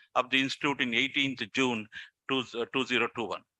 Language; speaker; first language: English; non-native, local second language; Kannada